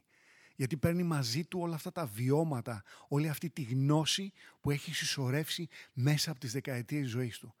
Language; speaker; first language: Greek; native; Greek